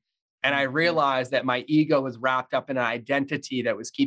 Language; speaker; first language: English; native; English